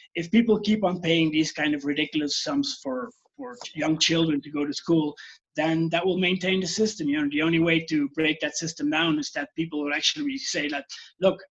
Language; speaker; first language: English; non-native, fluent; Dutch